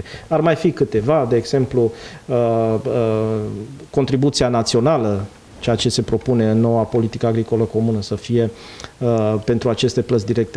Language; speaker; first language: Romanian; native; Romanian